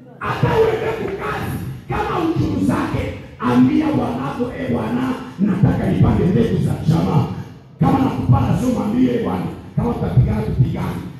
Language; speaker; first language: Swahili; native; Swahili